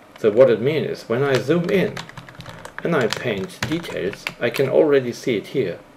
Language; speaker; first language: English; non-native, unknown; German